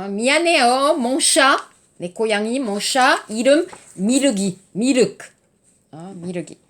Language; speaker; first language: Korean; non-native, learner; French